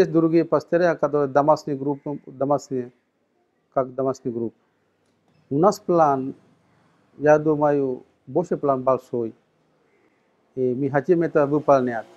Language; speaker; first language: Russian; non-native, learner; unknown